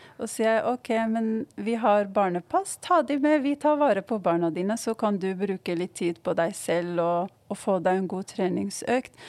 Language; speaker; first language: Norwegian; non-native, fluent; Arabic